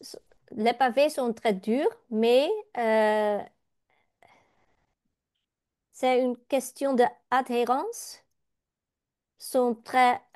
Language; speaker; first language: French; non-native, learner; Dutch